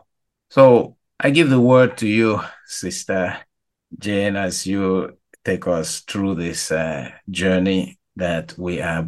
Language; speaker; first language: English; non-native, local second language; Igbo